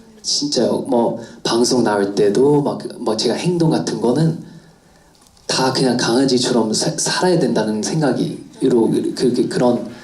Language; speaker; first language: Korean; non-native, fluent; English